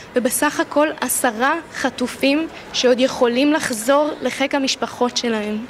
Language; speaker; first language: Hebrew; native; Hebrew